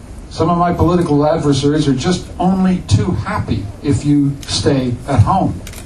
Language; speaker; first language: English; native; English